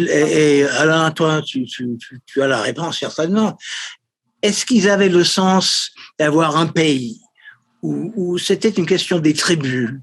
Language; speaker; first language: French; non-native, fluent; English